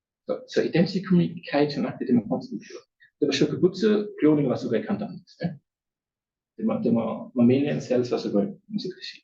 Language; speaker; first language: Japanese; non-native, learner; German